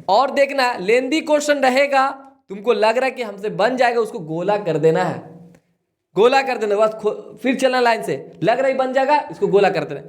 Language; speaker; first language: Hindi; native; Hindi